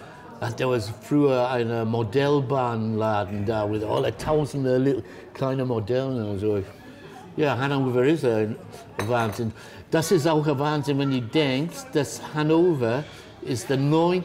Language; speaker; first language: German; non-native, learner; English